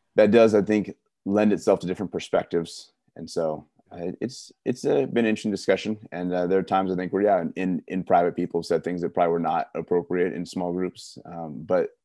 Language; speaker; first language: English; native; English